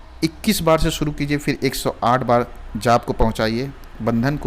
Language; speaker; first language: Hindi; native; Hindi